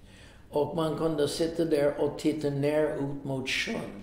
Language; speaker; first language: Swedish; non-native, fluent; English